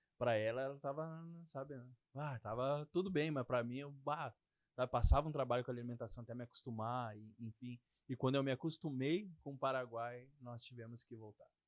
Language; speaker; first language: Portuguese; native; Portuguese